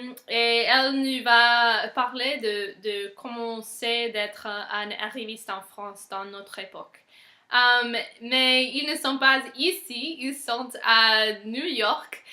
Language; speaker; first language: French; non-native, learner; English